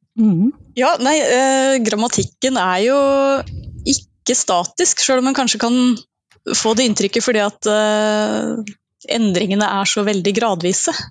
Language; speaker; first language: Norwegian; native; Norwegian